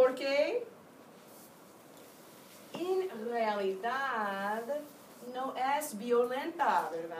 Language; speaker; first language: Spanish; non-native, fluent; English